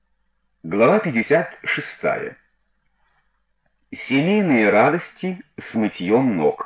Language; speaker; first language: Russian; native; Russian